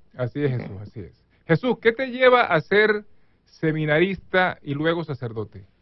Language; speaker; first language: Spanish; native; Spanish